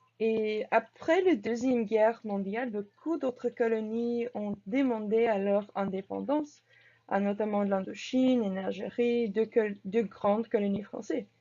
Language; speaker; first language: French; non-native, learner; English